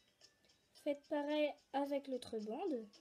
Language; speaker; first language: French; native; French